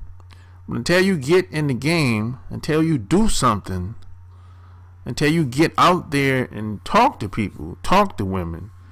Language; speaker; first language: English; native; English